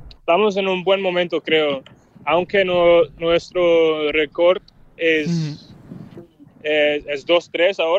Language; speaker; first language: Spanish; non-native, fluent; Danish